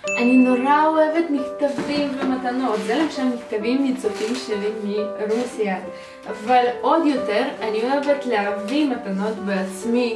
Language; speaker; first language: Hebrew; non-native, fluent; Russian